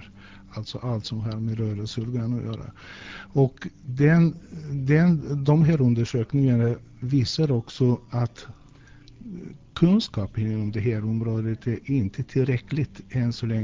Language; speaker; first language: Swedish; non-native, fluent; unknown